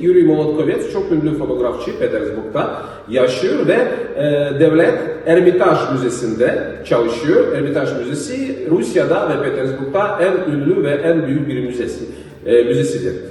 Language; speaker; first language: Turkish; non-native, learner; Russian